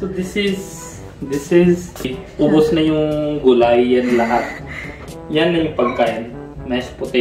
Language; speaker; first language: Filipino; non-native, learner; Punjabi